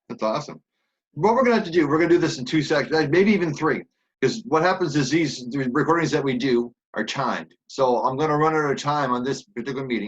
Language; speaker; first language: English; native; English